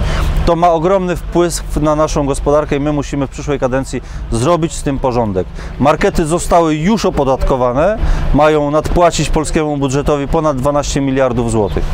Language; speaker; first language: Polish; native; Polish